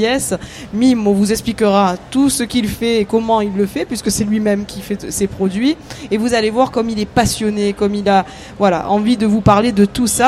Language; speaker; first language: French; native; French